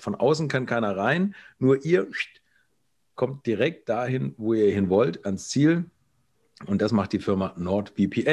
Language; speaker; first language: German; native; German